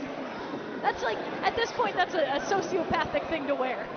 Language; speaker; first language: English; native; English